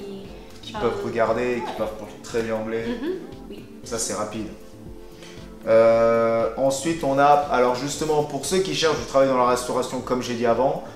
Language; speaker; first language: French; native; French